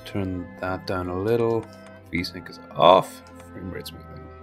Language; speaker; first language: English; native; English